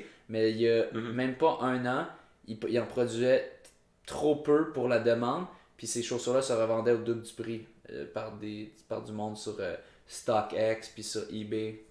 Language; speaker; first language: French; native; French